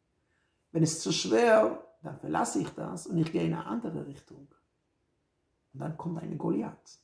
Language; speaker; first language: German; non-native, fluent; Hebrew